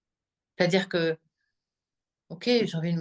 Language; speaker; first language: French; native; French